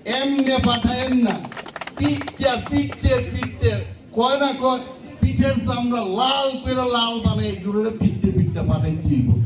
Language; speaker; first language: Bangla; non-native, local second language; Kok Borok